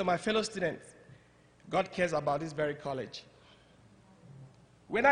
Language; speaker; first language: English; non-native, local second language; Igbo